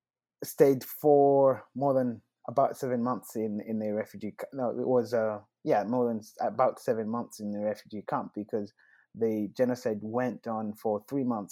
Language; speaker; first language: English; non-native, local second language; Kinyarwanda